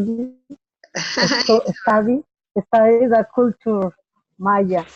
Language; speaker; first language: English; non-native, learner; Spanish